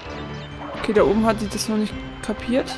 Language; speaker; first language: German; native; German